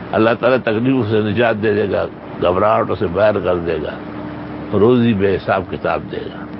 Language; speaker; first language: Urdu; non-native, local second language; Pashto